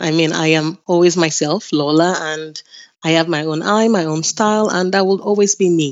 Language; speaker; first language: English; non-native, local second language; Yoruba